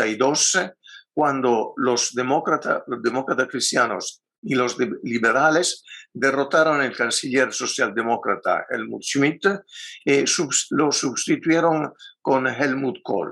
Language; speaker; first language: Spanish; non-native, fluent; Italian